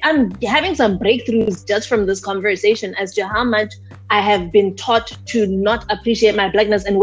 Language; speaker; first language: English; non-native, local second language; Tswana